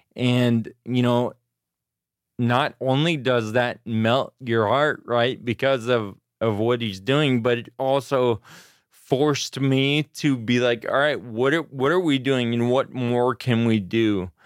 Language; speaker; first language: English; native; English